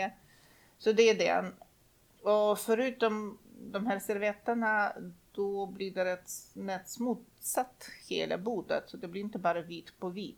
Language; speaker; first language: Swedish; non-native, fluent; Russian